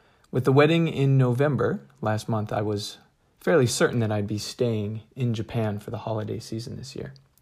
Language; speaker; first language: English; native; English